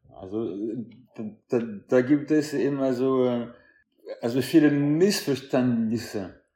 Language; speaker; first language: German; non-native, fluent; French